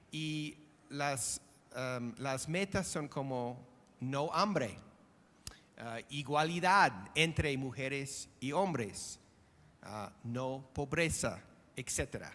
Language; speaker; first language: Spanish; non-native, fluent; English